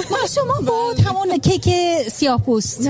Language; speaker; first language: Persian; native; Persian